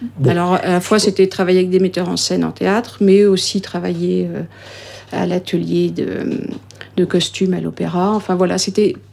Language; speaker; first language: French; native; French